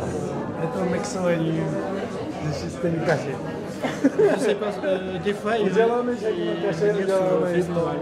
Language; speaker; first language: Czech; non-native, learner; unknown